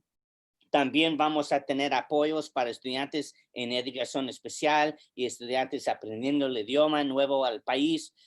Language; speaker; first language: Spanish; early bilingual, heritage; English